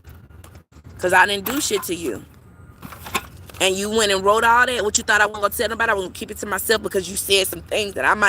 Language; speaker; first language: English; native; English